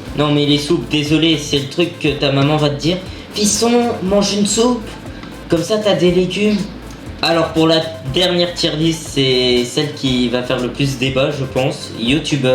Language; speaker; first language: French; native; French